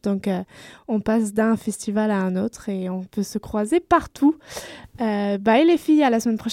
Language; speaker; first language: French; native; French